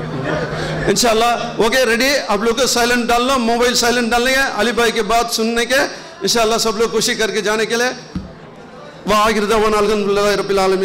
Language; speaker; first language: Hindi; non-native, local second language; Urdu